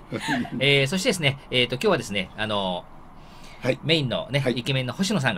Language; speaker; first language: Japanese; native; Japanese